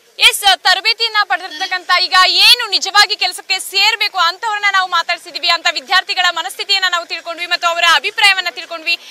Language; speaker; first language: Kannada; native; Kannada